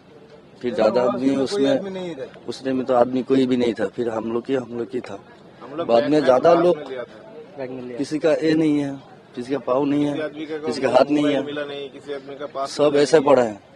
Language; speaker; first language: Hindi; non-native, local second language; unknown